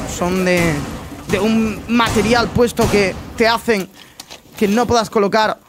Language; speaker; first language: Spanish; native; Spanish